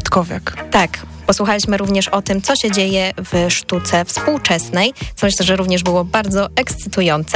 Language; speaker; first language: Polish; native; Polish